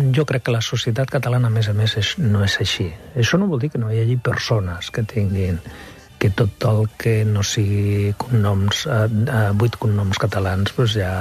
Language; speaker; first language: Catalan; non-native, local second language; Spanish